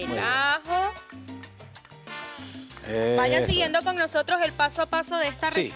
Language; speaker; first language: Spanish; native; Spanish